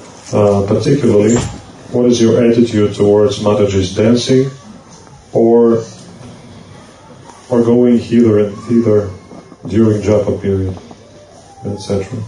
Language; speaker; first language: English; non-native, fluent; Russian